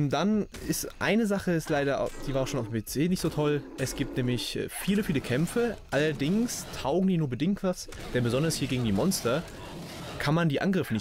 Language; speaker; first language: German; native; German